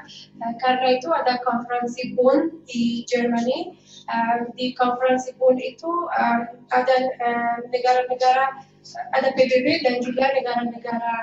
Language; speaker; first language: Indonesian; non-native, fluent; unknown